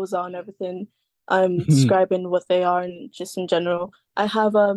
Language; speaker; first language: English; native; English